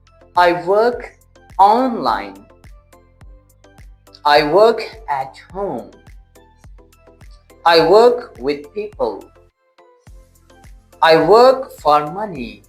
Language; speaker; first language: English; non-native, local second language; Urdu